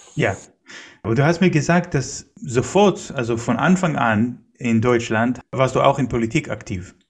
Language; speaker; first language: German; non-native, fluent; Hebrew